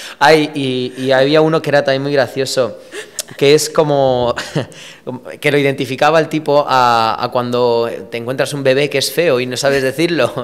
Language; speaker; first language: Spanish; early bilingual, other home language; Romanian